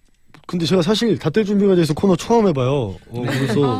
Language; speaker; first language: Korean; native; Korean